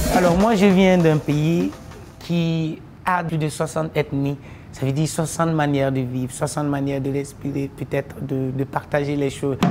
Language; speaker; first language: French; non-native, local second language; Mossi